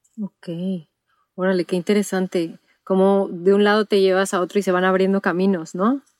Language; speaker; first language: Spanish; native; Spanish